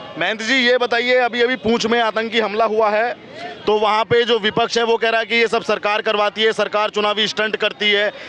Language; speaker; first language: Hindi; native; Hindi